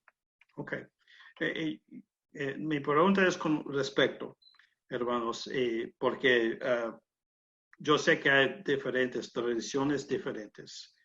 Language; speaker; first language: Spanish; non-native, learner; English